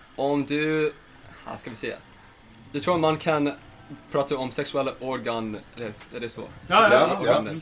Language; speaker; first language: Swedish; non-native, fluent; English